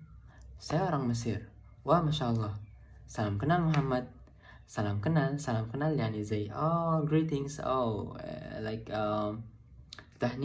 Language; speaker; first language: Indonesian; non-native, fluent; Arabic